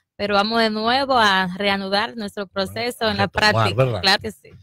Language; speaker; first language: Spanish; native; Spanish